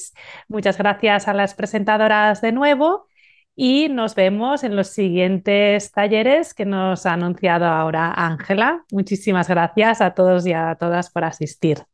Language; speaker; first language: Spanish; native; Spanish